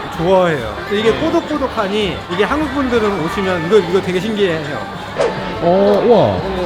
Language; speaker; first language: Korean; native; Korean